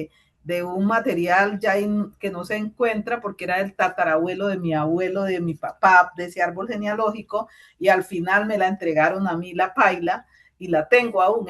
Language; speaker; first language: Spanish; native; Spanish